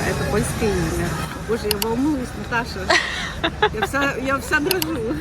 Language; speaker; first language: Russian; native; Russian